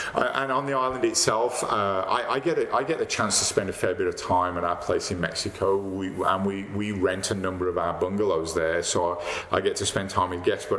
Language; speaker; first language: English; native; English